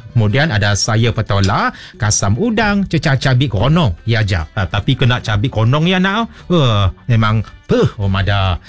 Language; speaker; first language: Malay; native; Malay